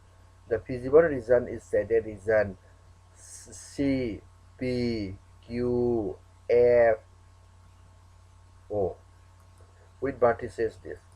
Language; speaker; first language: English; non-native, local second language; Manipuri